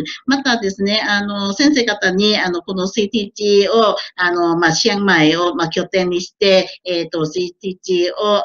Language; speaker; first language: Japanese; non-native, fluent; Thai